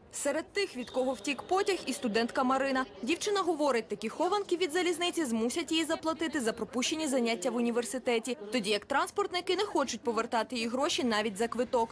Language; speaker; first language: Ukrainian; native; Ukrainian